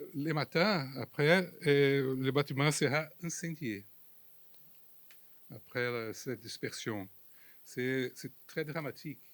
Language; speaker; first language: French; non-native, fluent; Portuguese